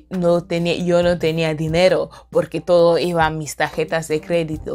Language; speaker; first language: Spanish; non-native, fluent; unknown